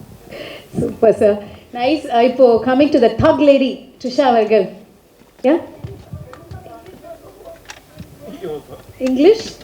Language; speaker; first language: Tamil; native; Tamil